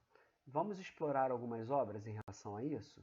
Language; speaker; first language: Portuguese; native; Portuguese